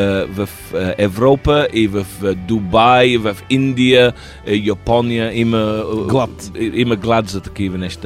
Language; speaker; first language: Bulgarian; non-native, learner; English